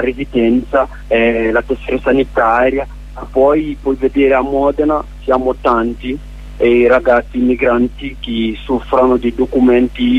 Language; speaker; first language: Italian; non-native, learner; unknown